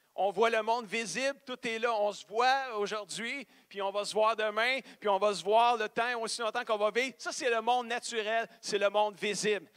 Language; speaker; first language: French; native; French